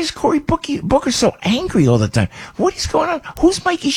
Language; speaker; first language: English; native; English